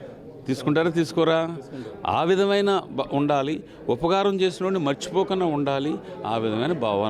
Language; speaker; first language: Telugu; native; Telugu